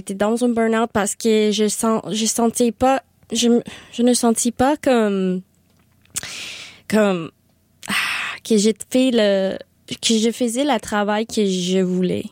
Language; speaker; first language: French; non-native, local second language; Spanish